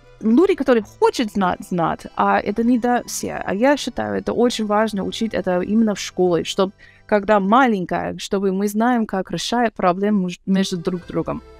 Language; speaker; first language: Russian; non-native, learner; English